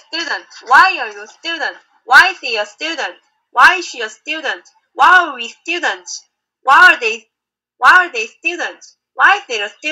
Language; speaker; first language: English; non-native, learner; Korean